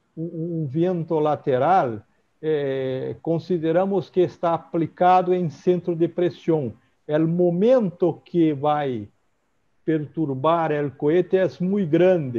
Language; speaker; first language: Spanish; non-native, learner; Portuguese